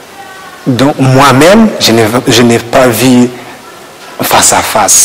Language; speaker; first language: French; non-native, learner; Kinyarwanda